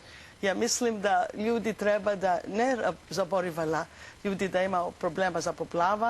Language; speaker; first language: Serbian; non-native, learner; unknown